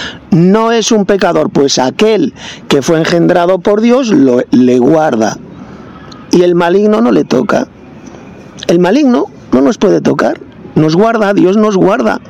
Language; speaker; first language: Spanish; native; Spanish